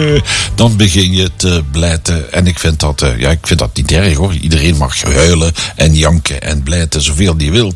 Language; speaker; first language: Dutch; native; Dutch